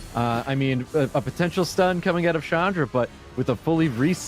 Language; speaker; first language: English; native; English